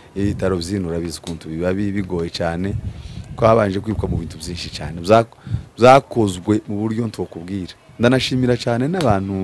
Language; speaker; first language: Kinyarwanda; native; Kinyarwanda